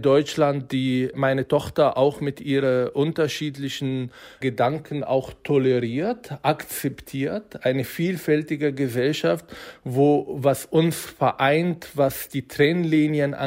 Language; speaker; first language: German; non-native, fluent; Arabic